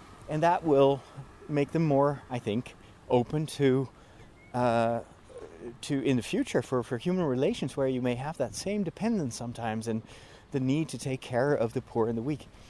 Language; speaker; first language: English; non-native, fluent; Dutch